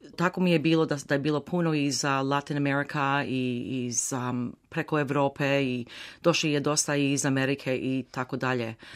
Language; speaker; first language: Croatian; early bilingual, heritage; Croatian